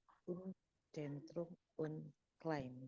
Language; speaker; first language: German; non-native, learner; Indonesian